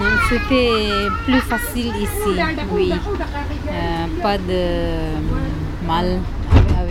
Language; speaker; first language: French; non-native, learner; Tibetan